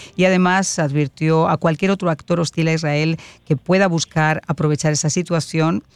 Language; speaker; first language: Spanish; native; Spanish